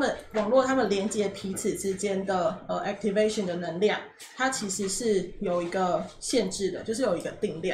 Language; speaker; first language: Chinese; native; Chinese